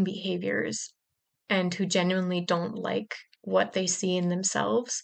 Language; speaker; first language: English; native; English